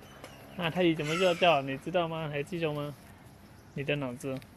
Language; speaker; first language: Chinese; non-native, learner; Thai